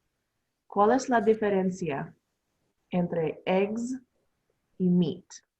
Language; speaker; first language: Spanish; non-native, learner; English